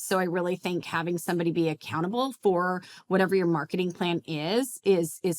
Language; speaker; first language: English; native; English